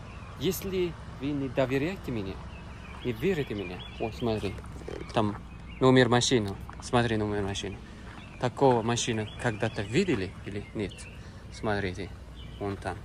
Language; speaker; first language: Russian; non-native, learner; Uzbek